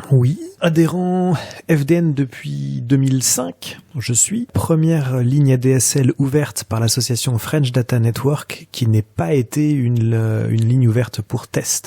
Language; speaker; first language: French; native; French